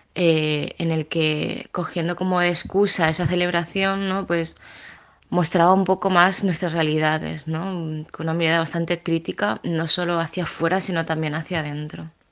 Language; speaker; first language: Spanish; early bilingual, other home language; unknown